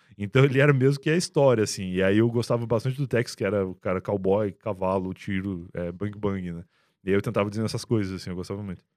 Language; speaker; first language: Portuguese; native; Portuguese